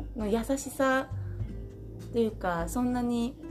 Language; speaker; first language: Japanese; non-native, fluent; Chinese